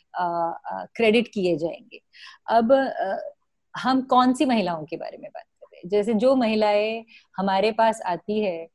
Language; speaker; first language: Hindi; non-native, local second language; Marathi